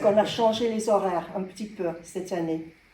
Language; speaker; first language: French; non-native, learner; English